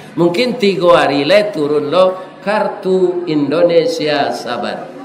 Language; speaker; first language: Malay; non-native, local second language; Minangkabau